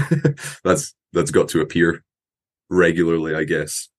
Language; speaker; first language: English; native; English